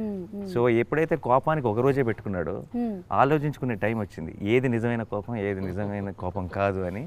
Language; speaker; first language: Telugu; native; Telugu